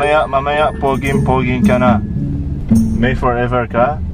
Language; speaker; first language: Filipino; non-native, learner; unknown